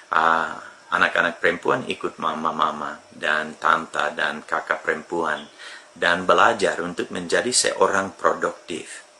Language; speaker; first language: Indonesian; non-native, fluent; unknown